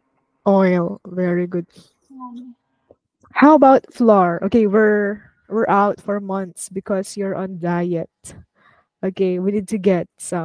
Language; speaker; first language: English; non-native, fluent; Vietnamese